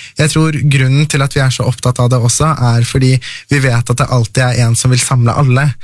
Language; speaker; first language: Norwegian; early bilingual, other home language; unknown